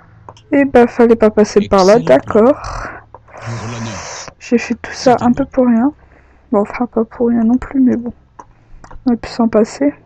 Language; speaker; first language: French; native; French